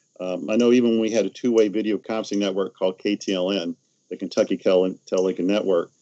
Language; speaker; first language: English; native; English